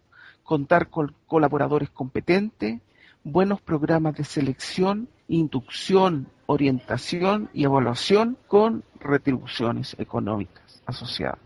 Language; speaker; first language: Spanish; native; Spanish